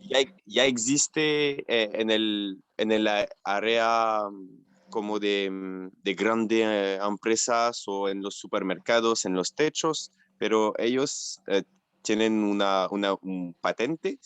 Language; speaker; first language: Spanish; non-native, fluent; French